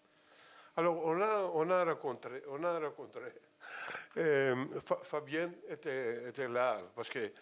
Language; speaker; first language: French; non-native, fluent; Greek